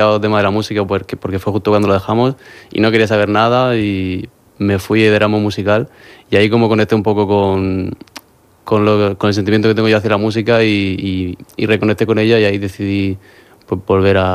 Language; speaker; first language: Spanish; native; Spanish